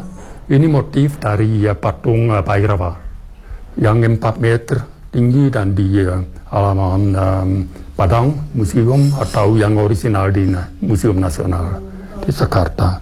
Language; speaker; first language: Indonesian; non-native, fluent; German